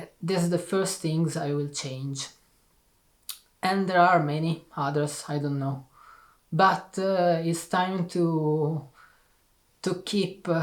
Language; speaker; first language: English; non-native, learner; Italian